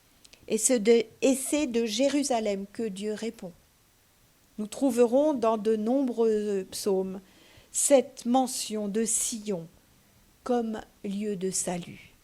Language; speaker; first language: French; native; French